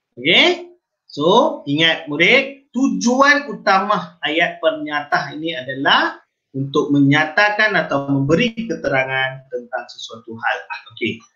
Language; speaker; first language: Malay; non-native, local second language; Tamil